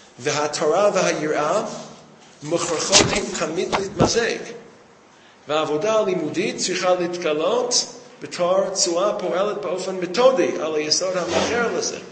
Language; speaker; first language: Hebrew; non-native, fluent; English